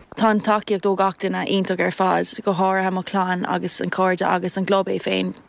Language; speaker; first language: Irish; non-native, local second language; English